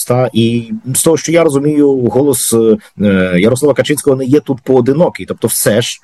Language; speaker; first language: Ukrainian; native; Ukrainian